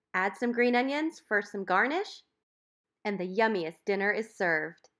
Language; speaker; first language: English; native; English